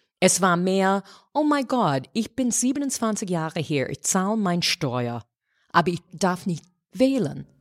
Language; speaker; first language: German; non-native, fluent; English